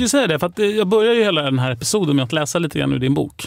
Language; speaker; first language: Swedish; native; Swedish